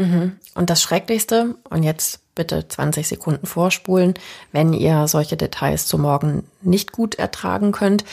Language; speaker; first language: German; native; German